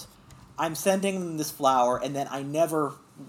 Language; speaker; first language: English; native; English